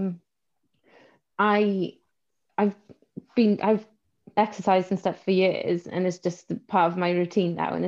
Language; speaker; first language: English; non-native, local second language; Welsh